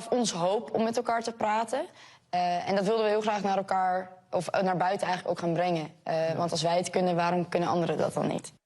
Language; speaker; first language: Dutch; native; Dutch